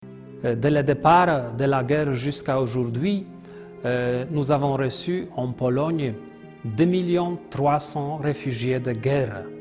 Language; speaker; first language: French; non-native, fluent; Polish